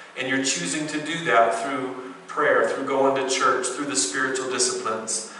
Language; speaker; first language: English; native; English